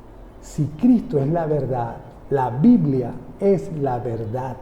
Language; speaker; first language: Spanish; native; Spanish